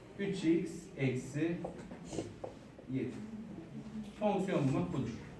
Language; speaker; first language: Turkish; native; Turkish